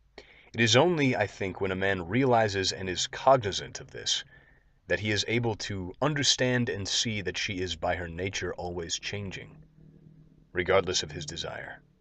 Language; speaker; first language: English; native; English